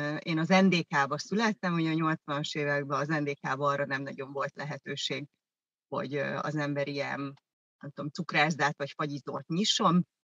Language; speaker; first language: Hungarian; early bilingual, other home language; German